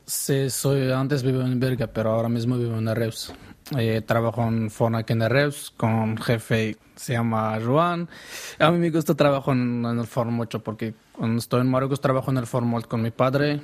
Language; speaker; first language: Spanish; non-native, learner; Arabic